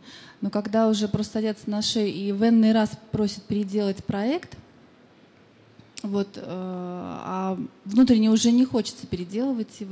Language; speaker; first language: Russian; native; Russian